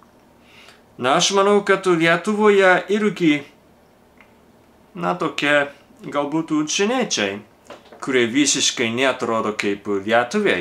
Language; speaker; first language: Lithuanian; non-native, fluent; Japanese